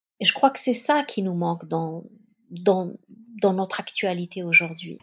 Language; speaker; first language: French; non-native, local second language; Kabyle